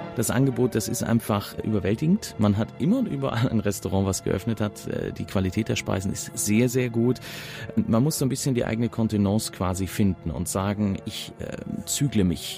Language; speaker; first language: German; native; German